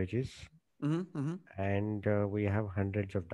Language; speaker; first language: English; non-native, local second language; Marathi